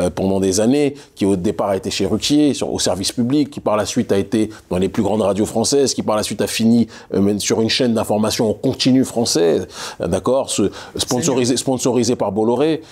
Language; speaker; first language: French; native; French